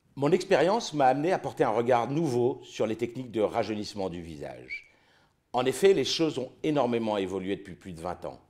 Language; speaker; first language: French; native; French